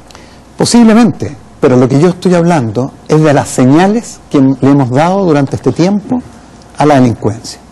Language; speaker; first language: Spanish; native; Spanish